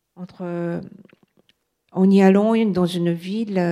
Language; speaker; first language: French; non-native, fluent; Japanese